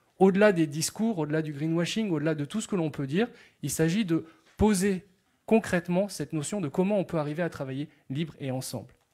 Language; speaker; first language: French; native; French